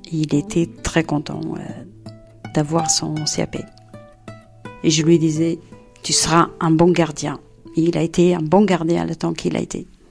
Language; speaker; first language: French; non-native, fluent; Portuguese